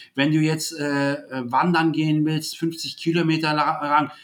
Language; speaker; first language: German; native; German